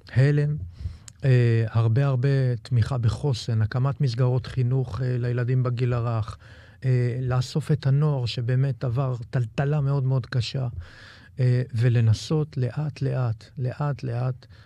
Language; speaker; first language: Hebrew; native; Hebrew